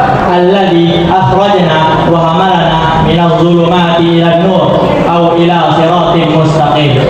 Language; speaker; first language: Arabic; non-native, fluent; Indonesian